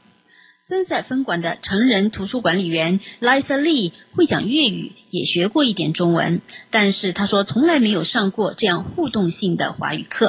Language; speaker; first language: Chinese; native; Chinese